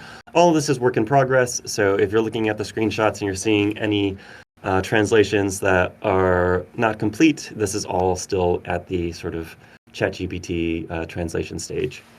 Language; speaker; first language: English; native; English